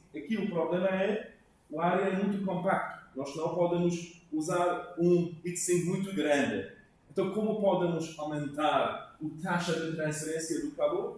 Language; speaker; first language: Portuguese; non-native, learner; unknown